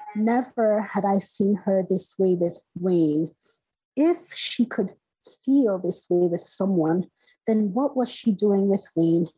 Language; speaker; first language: English; non-native, local second language; Igbo